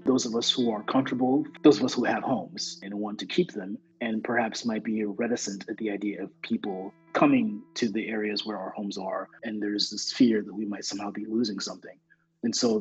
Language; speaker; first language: English; non-native, local second language; Yoruba